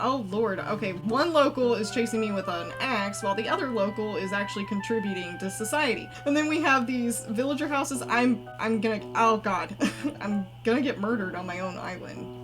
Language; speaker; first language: English; native; English